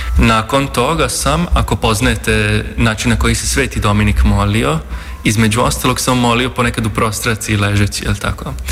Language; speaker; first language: Croatian; non-native, local second language; Hungarian